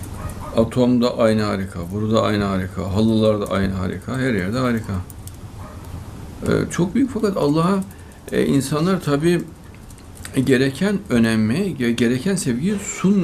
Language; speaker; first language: Turkish; native; Turkish